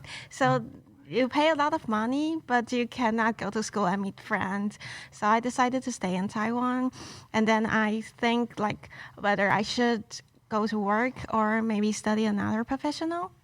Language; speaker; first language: English; non-native, local second language; Chinese